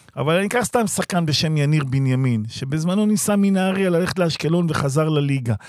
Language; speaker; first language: Hebrew; native; Hebrew